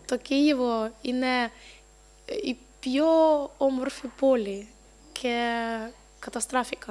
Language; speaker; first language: Greek; non-native, fluent; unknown